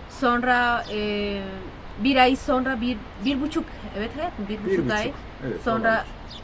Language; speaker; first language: Turkish; non-native, learner; Spanish